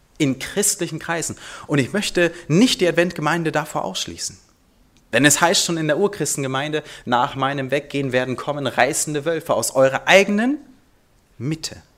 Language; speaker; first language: German; early bilingual, heritage; German